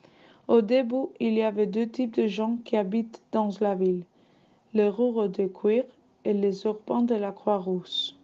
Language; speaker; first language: French; non-native, learner; Dutch